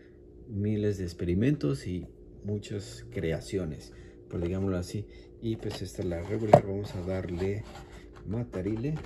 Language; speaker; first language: Spanish; native; Spanish